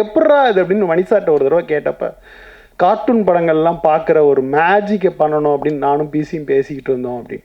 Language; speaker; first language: Tamil; native; Tamil